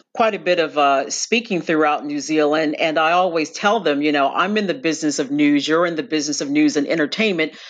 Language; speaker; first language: English; native; English